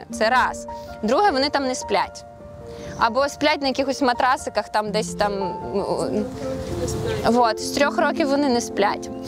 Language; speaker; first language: Ukrainian; native; Ukrainian